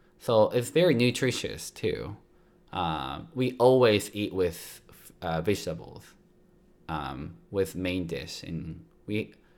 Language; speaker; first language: English; non-native, fluent; Japanese